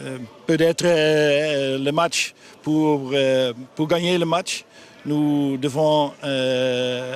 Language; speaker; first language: French; non-native, learner; Dutch